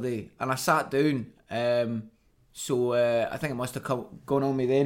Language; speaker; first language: English; native; English